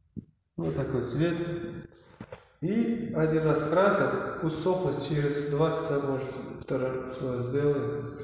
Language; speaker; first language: Russian; non-native, learner; Uzbek